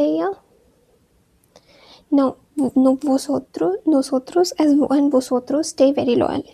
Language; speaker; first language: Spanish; non-native, fluent; Hindi